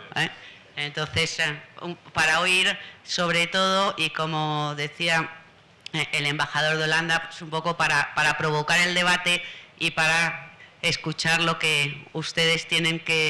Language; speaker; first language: Spanish; native; Spanish